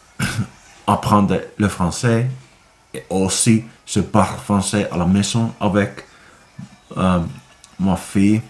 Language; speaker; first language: French; non-native, learner; Finnish